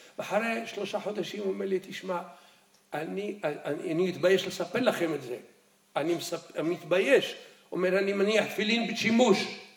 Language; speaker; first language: Hebrew; early bilingual, other home language; Arabic